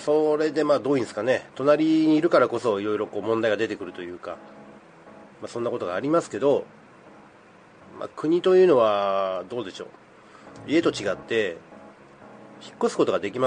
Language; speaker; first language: Japanese; native; Japanese